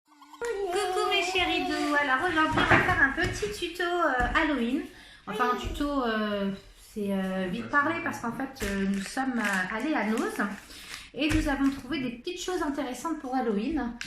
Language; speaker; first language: French; native; French